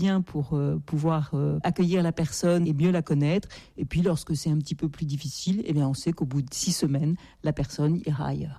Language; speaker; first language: French; native; French